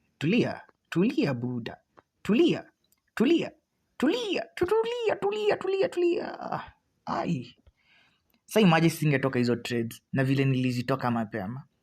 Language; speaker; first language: Swahili; native; Swahili